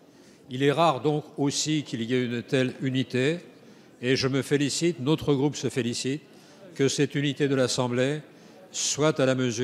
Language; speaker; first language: French; native; French